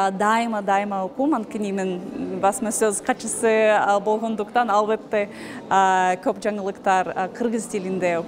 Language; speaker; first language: Kyrgyz; non-native, fluent; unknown